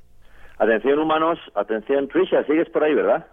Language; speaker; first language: Spanish; native; Spanish